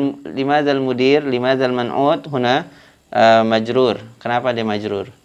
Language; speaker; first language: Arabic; non-native, fluent; Indonesian